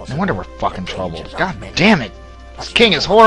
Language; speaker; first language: English; native; English